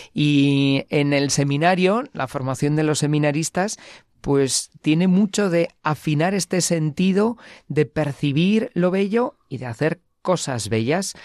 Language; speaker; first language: Spanish; native; Spanish